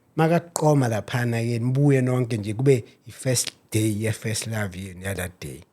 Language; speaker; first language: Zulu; native; Zulu